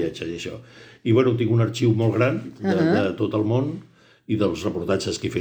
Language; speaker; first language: Catalan; native; Catalan